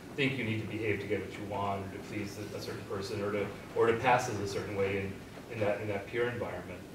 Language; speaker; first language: English; native; English